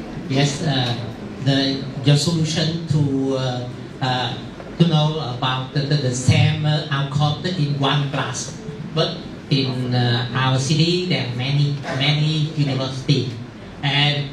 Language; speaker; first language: English; non-native, local second language; Vietnamese